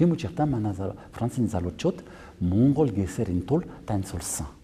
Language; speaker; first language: Mongolian; non-native, fluent; French